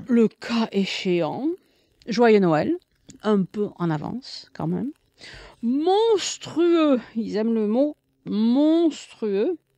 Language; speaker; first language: French; native; French